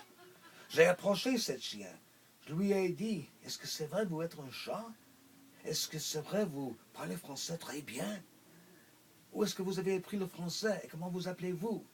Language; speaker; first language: French; non-native, local second language; English